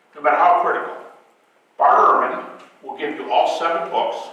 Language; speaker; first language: English; native; English